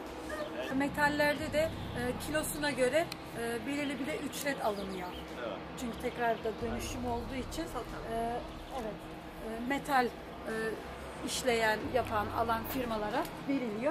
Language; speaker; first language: Turkish; early bilingual, heritage; Turkish